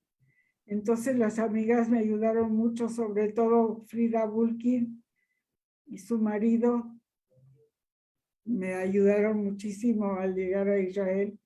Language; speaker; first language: Spanish; early bilingual, other home language; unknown